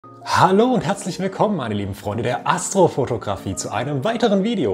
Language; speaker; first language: German; native; German